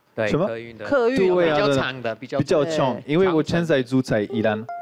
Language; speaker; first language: Chinese; non-native, learner; French